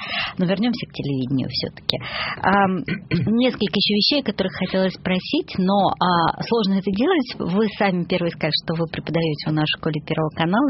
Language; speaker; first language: Russian; native; Russian